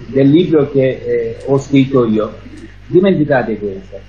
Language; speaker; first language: Italian; non-native, fluent; Persian